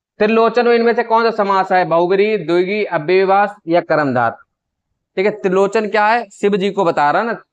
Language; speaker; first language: Hindi; native; Hindi